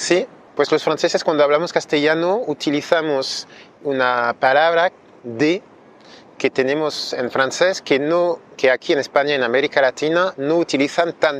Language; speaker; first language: Spanish; non-native, fluent; French